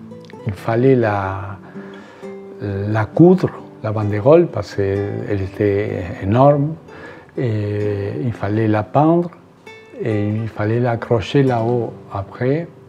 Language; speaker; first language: French; non-native, fluent; Spanish